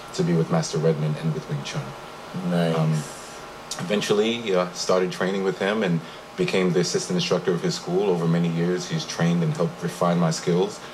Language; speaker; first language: English; native; English